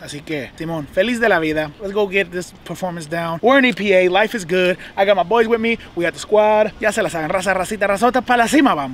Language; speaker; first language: English; early bilingual, other home language; Spanish